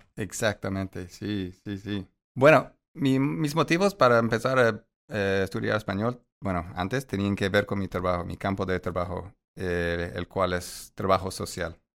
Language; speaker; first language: Spanish; non-native, fluent; English